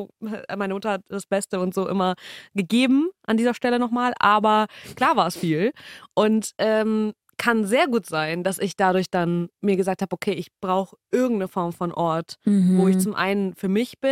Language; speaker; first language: German; early bilingual, other home language; Russian